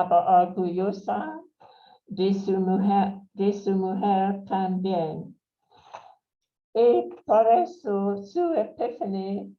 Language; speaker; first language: Spanish; non-native, fluent; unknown